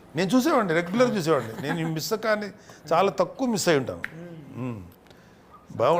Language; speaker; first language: Telugu; native; Telugu